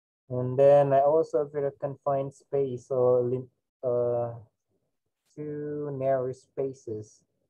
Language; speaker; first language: English; non-native, fluent; Indonesian